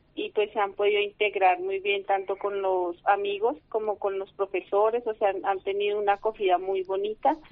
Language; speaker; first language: Spanish; native; Spanish